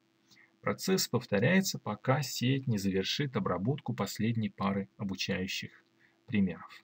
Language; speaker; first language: Russian; native; Russian